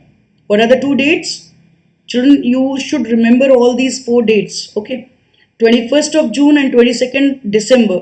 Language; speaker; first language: English; non-native, local second language; Hindi